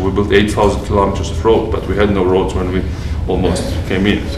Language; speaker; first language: English; non-native, fluent; Georgian